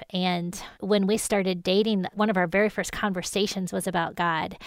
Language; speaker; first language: English; native; English